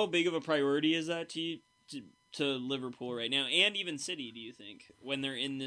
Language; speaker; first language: English; native; English